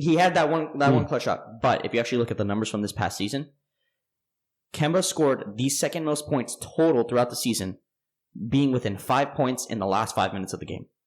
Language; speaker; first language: English; native; English